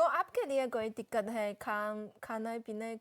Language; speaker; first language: Hindi; non-native, fluent; Chinese